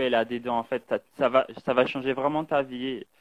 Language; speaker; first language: French; non-native, fluent; Portuguese